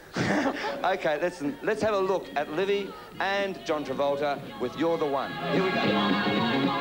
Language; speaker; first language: English; native; English